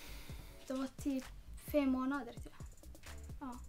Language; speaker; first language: Swedish; non-native, learner; Tigrinya